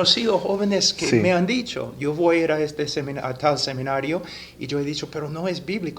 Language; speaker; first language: Spanish; non-native, fluent; English